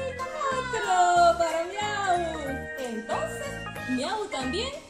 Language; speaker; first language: Spanish; native; Spanish